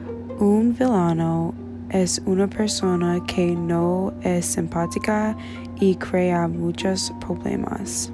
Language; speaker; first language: Spanish; non-native, learner; English